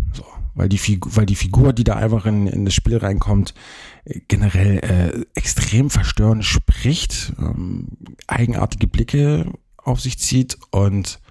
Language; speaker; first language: German; native; German